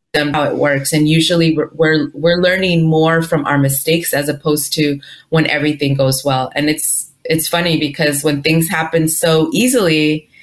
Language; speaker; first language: English; early bilingual, other home language; Spanish